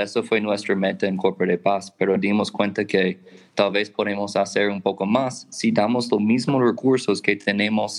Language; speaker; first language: Spanish; non-native, fluent; English